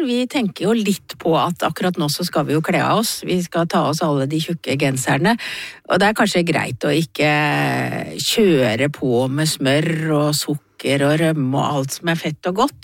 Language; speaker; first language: Norwegian; native; Norwegian